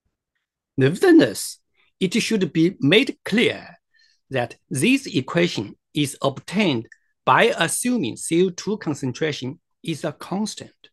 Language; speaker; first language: English; non-native, fluent; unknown